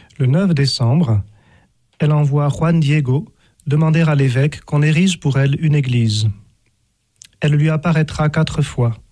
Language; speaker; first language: French; native; French